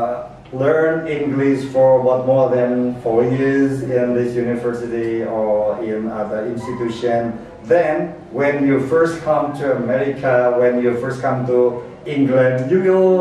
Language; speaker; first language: English; non-native, learner; Indonesian